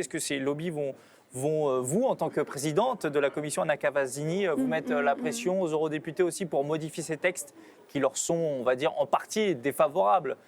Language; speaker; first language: French; native; French